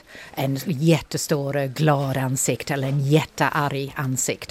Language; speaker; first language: Swedish; non-native, fluent; English